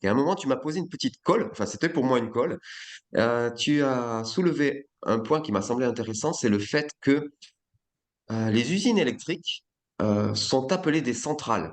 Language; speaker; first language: French; native; French